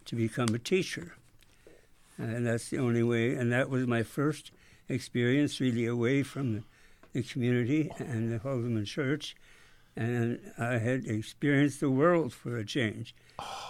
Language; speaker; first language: English; native; English